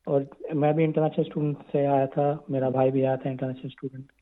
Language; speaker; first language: Hindi; non-native, local second language; Gujarati